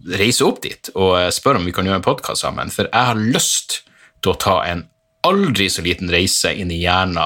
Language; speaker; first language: Norwegian; native; Norwegian